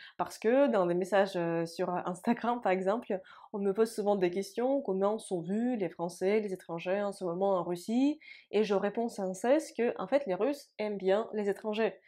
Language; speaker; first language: French; non-native, fluent; Russian